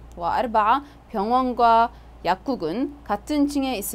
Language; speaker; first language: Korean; non-native, fluent; Arabic